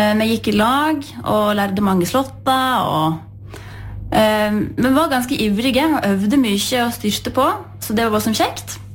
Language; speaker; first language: Norwegian; native; Norwegian